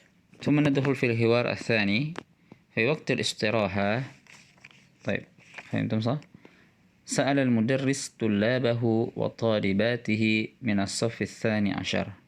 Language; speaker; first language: Arabic; non-native, fluent; Indonesian